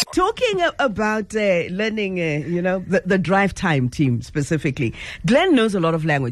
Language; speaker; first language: English; non-native, local second language; Zulu